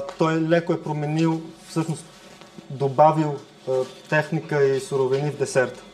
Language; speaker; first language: Bulgarian; non-native, fluent; Greek